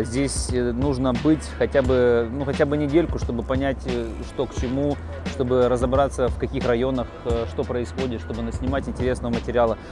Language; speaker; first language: Russian; native; Russian